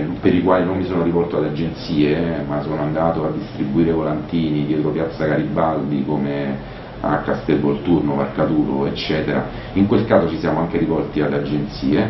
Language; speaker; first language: Italian; native; Italian